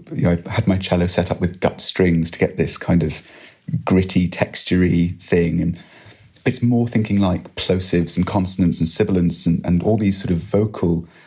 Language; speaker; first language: English; native; English